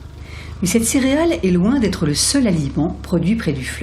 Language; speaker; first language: French; native; French